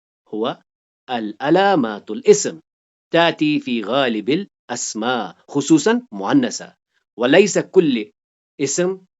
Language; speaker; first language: Arabic; non-native, fluent; Urdu